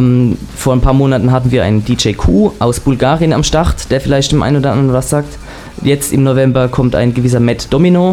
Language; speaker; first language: German; native; German